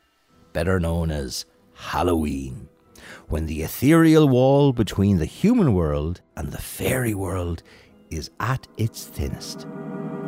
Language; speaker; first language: English; native; English